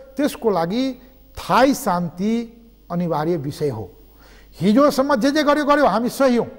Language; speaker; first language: Nepali; non-native, local second language; Maithili